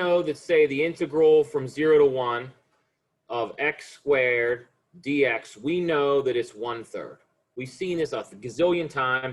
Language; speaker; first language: English; native; English